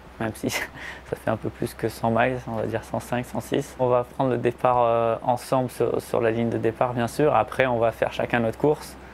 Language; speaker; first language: French; native; French